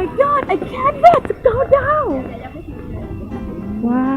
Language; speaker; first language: English; non-native, learner; Thai